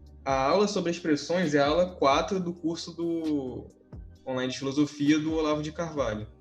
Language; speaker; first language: Portuguese; native; Portuguese